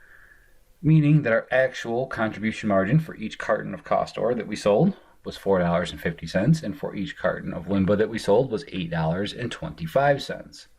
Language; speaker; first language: English; native; English